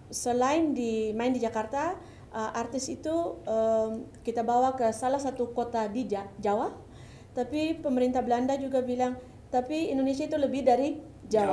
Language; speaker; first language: Indonesian; early bilingual, heritage; Dutch